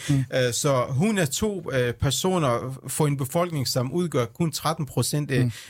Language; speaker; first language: Danish; early bilingual, other home language; Central Kurdish